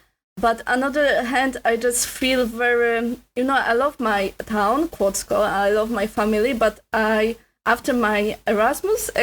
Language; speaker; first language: English; non-native, learner; Polish